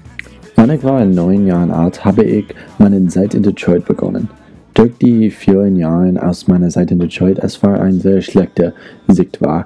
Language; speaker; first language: German; non-native, learner; English